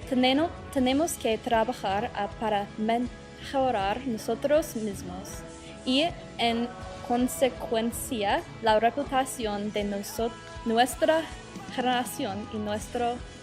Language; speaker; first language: Spanish; non-native, learner; English